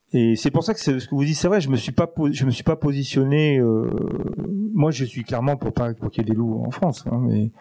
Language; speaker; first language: French; native; French